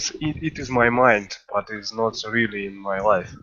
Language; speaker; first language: English; non-native, learner; Russian